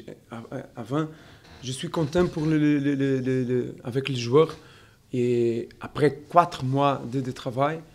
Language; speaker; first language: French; non-native, learner; Portuguese